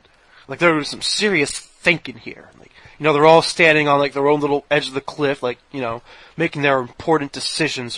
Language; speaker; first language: English; native; English